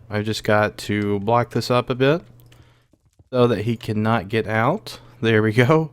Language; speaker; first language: English; native; English